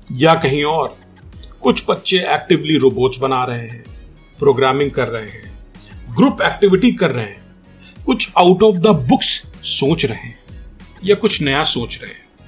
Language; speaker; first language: Hindi; native; Hindi